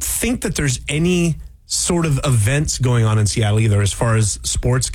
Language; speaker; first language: English; native; English